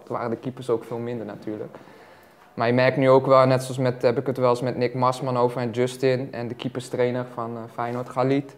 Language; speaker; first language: Dutch; native; Dutch